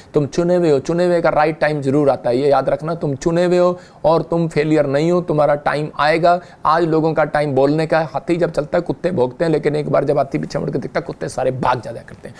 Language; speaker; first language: Hindi; native; Hindi